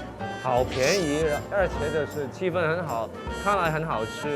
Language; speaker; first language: Chinese; non-native, local second language; Cantonese